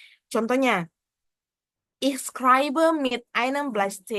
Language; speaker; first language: German; non-native, learner; Indonesian